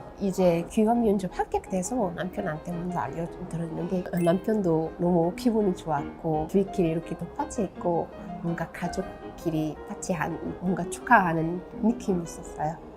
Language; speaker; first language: Korean; non-native, fluent; Arabic